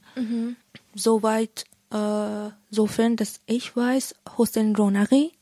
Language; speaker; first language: German; non-native, learner; Persian